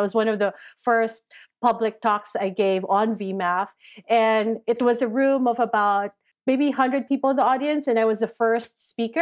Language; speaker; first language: English; non-native, local second language; Filipino